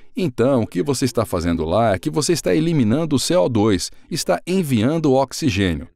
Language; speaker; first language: Portuguese; non-native, fluent; English